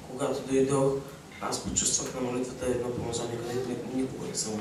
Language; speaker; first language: Bulgarian; early bilingual, heritage; Bulgarian